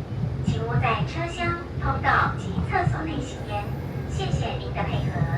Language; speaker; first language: Chinese; native; Chinese